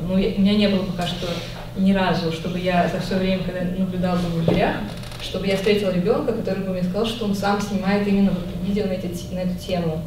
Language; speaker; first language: Russian; native; Russian